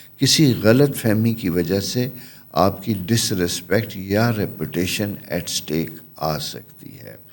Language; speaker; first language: Urdu; non-native, local second language; Punjabi